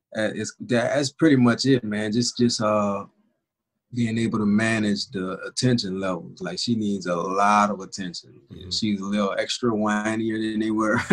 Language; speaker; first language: English; native; English